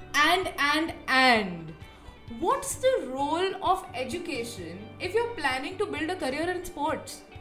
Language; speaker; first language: English; non-native, local second language; Hindi